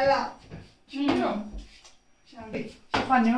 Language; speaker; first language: Chinese; non-native, learner; Urdu